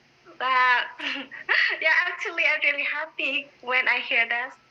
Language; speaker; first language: English; non-native, fluent; Vietnamese